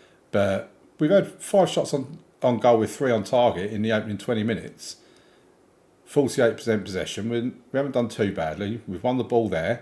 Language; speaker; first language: English; native; English